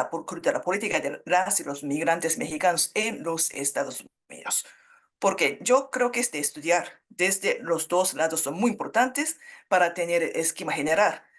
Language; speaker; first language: Spanish; non-native, fluent; Japanese